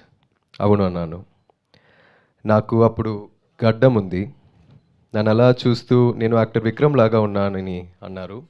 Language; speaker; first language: Telugu; non-native, learner; Tamil